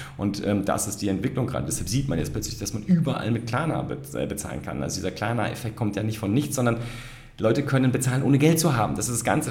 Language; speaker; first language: German; native; German